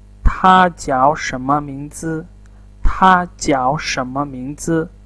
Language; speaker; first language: Chinese; non-native, learner; Urdu